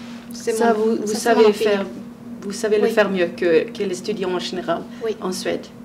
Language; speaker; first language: French; non-native, fluent; Swedish